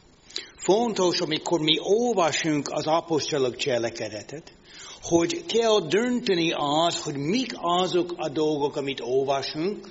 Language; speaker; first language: Hungarian; non-native, fluent; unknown